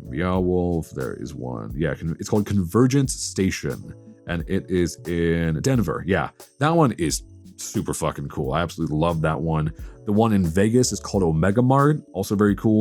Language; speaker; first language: English; native; English